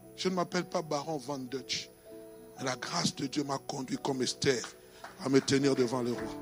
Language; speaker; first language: French; non-native, local second language; Lingala